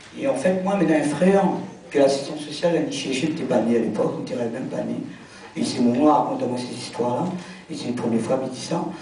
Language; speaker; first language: French; non-native, local second language; Réunion Creole French